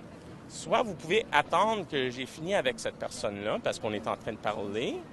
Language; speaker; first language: French; non-native, local second language; English